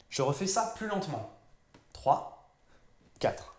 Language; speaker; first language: French; native; French